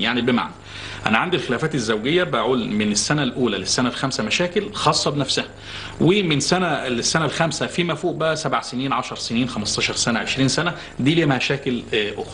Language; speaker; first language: Arabic; native; Arabic